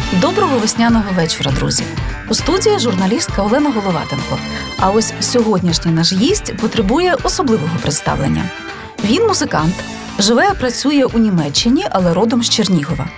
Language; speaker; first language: Ukrainian; native; Ukrainian